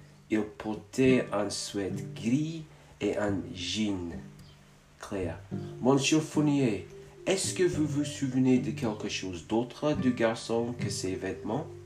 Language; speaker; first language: French; non-native, learner; English